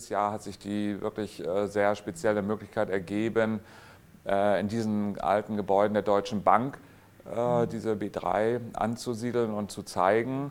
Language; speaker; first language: German; native; German